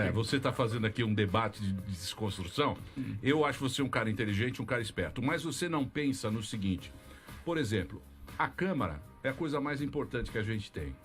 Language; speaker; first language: Portuguese; native; Portuguese